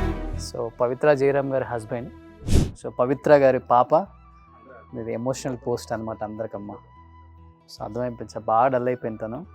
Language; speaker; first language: Telugu; native; Telugu